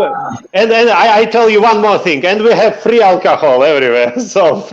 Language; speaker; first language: English; non-native, fluent; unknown